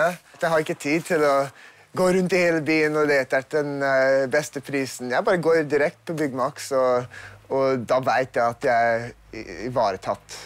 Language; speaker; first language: Norwegian; early bilingual, heritage; English